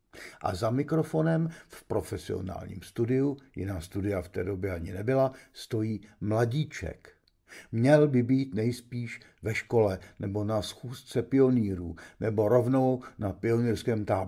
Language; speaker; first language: Czech; native; Czech